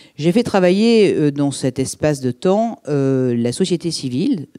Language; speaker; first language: French; native; French